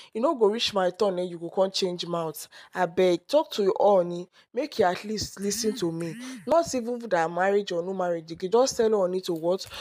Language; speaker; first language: Nigerian Pidgin; non-native, local second language; Yoruba